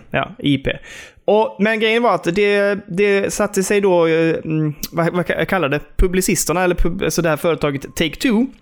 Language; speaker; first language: Swedish; native; Swedish